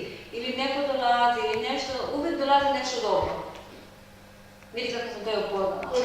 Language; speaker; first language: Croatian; non-native, learner; Hebrew